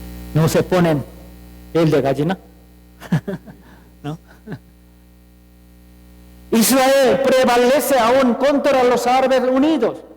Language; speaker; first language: Spanish; non-native, fluent; Korean